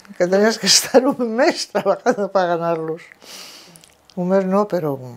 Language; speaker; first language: Spanish; native; Spanish